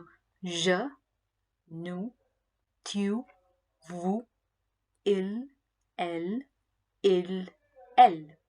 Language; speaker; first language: French; non-native, learner; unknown